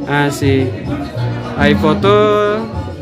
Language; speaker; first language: Spanish; non-native, learner; Indonesian